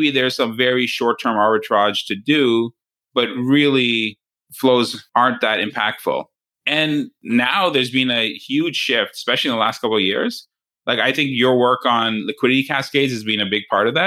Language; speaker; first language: English; native; English